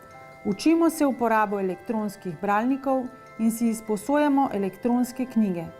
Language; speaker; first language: Slovenian; native; Slovenian